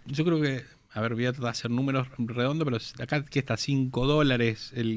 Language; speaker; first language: Spanish; native; Spanish